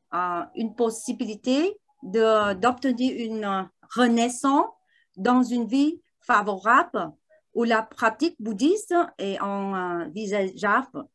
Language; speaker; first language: French; non-native, learner; Vietnamese